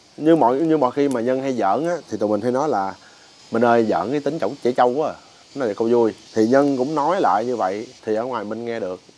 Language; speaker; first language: Vietnamese; native; Vietnamese